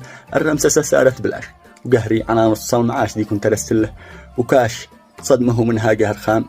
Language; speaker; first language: Arabic; native; Arabic